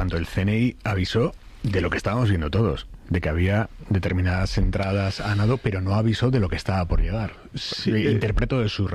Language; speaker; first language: Spanish; native; Spanish